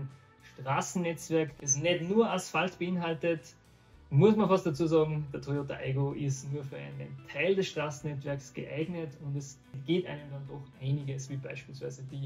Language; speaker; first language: German; native; German